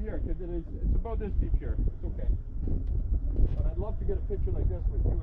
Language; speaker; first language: English; native; English